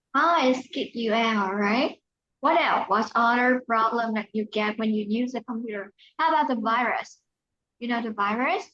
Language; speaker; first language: English; non-native, fluent; Vietnamese